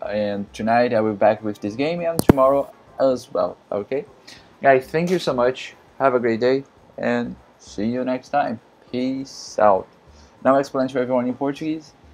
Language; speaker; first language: English; non-native, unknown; Portuguese